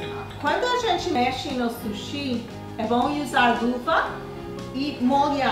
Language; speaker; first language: Portuguese; non-native, fluent; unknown